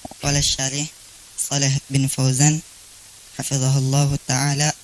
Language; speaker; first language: Arabic; non-native, learner; Indonesian